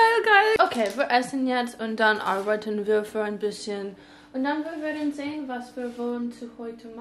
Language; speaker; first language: German; non-native, learner; English